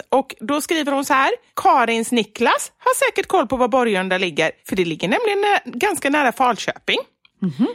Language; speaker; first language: Swedish; native; Swedish